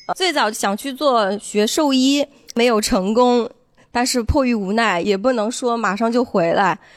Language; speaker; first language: Chinese; native; Chinese